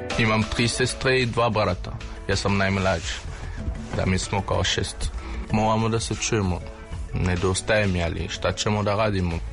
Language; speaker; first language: Serbian; non-native, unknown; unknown